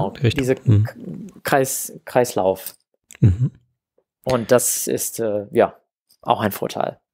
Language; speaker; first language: German; non-native, fluent; English